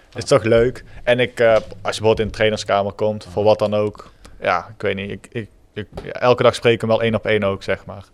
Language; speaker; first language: Dutch; native; Dutch